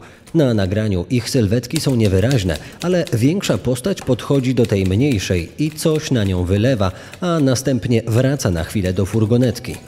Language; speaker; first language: Polish; native; Polish